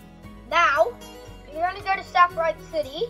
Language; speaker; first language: English; native; English